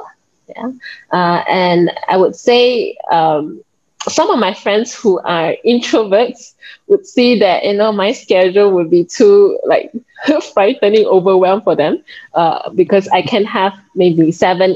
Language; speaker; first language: English; non-native, local second language; Min Nan Chinese